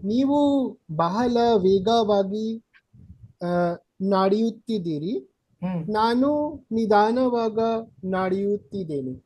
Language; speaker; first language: Kannada; non-native, learner; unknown